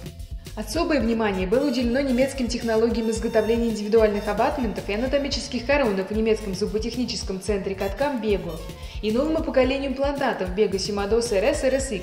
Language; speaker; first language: Russian; native; Russian